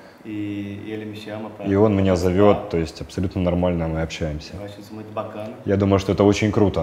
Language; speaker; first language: Russian; non-native, fluent; Portuguese